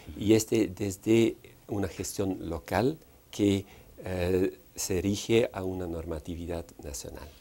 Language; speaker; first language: Spanish; non-native, fluent; Dutch